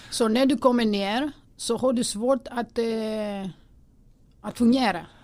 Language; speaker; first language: Swedish; non-native, fluent; Greek